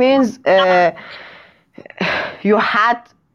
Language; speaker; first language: English; non-native, learner; Persian